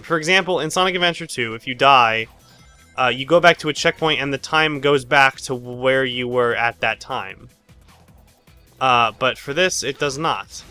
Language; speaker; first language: English; native; English